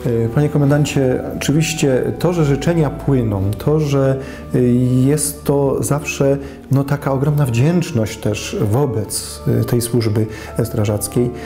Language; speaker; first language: Polish; native; Polish